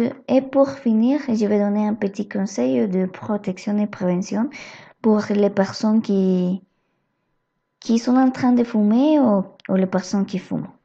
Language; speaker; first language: French; non-native, learner; Spanish